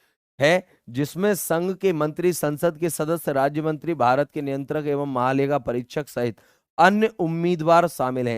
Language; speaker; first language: Hindi; native; Hindi